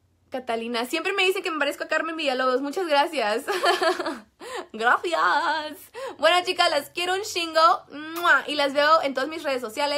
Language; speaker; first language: Spanish; native; Spanish